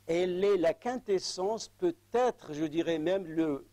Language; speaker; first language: French; non-native, local second language; Arabic